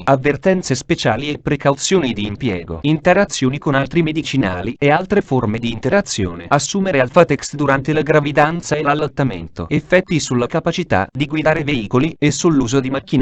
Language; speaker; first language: Italian; native; Italian